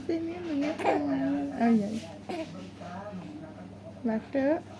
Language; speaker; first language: Indonesian; native; Indonesian